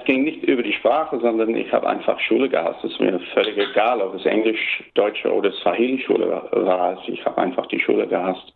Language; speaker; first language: German; early bilingual, heritage; German